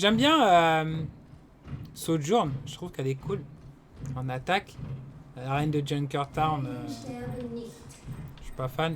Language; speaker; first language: French; native; French